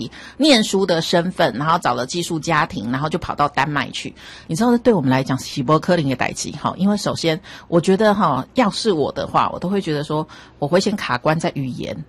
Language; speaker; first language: Chinese; native; Chinese